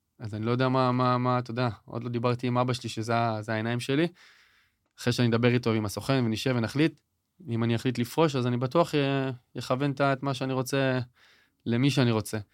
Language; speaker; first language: Hebrew; native; Hebrew